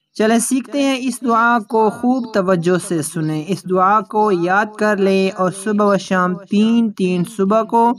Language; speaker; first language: Urdu; native; Urdu